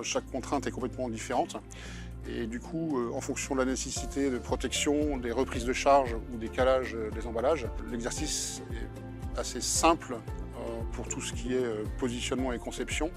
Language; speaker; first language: French; native; French